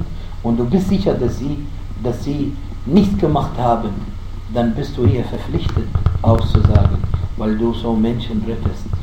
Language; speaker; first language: German; non-native, fluent; Arabic